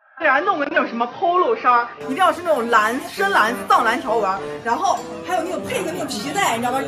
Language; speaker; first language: Chinese; native; Chinese